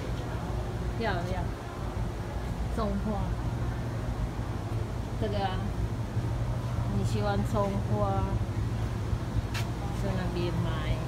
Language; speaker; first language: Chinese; non-native, learner; Filipino